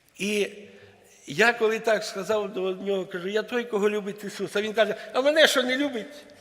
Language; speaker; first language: Ukrainian; non-native, local second language; Russian